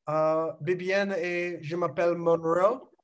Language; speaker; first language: French; non-native, learner; English